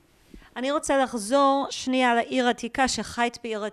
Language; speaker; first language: Hebrew; native; Hebrew